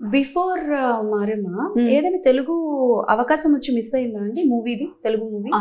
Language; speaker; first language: Telugu; native; Telugu